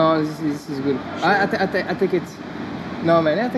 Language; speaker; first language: English; non-native, learner; French